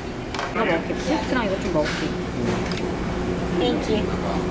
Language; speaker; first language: Korean; early bilingual, heritage; Korean